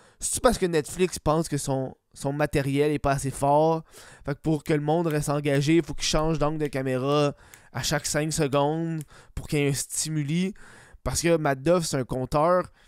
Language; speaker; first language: French; native; French